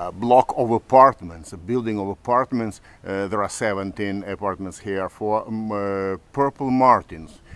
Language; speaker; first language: English; non-native, fluent; Ukrainian